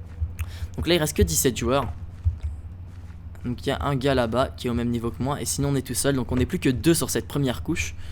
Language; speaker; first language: French; native; French